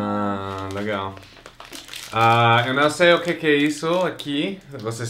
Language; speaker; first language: Portuguese; non-native, fluent; English